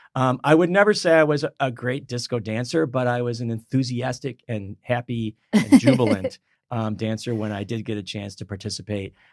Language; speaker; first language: English; native; English